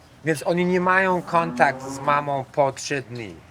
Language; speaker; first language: Polish; non-native, learner; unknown